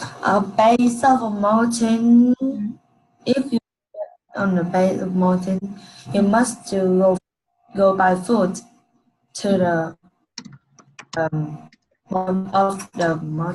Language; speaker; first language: English; non-native, learner; Vietnamese